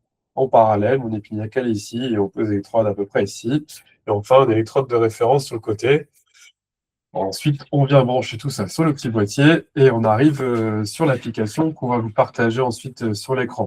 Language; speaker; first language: French; native; French